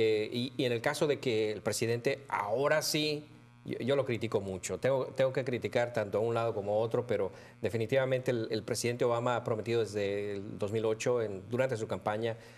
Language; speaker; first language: Spanish; native; Spanish